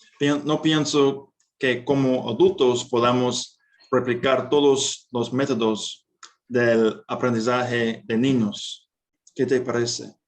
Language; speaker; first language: Spanish; non-native, fluent; English